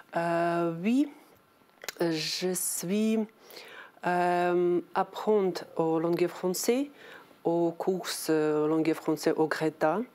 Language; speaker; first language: French; non-native, learner; Ukrainian